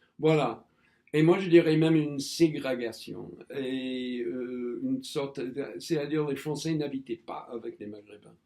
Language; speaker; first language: French; non-native, fluent; English